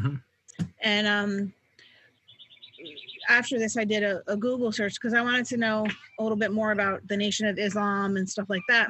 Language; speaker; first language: English; native; English